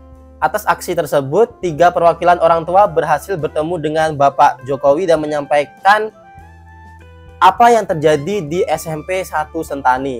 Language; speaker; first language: Indonesian; native; Indonesian